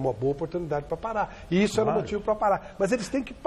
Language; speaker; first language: Portuguese; native; Portuguese